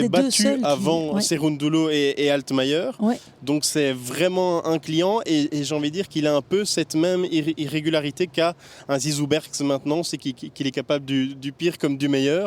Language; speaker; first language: French; native; French